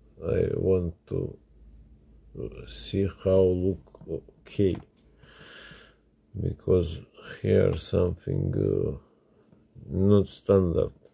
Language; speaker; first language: English; non-native, learner; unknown